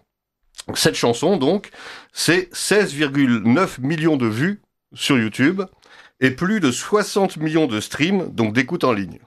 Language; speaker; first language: French; native; French